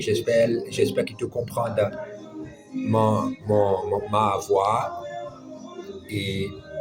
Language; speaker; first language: French; non-native, learner; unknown